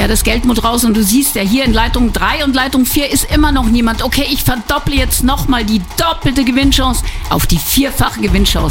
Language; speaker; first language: German; native; German